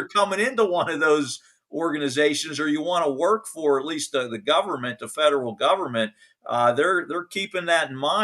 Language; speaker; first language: English; native; English